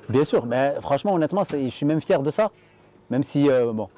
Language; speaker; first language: French; native; French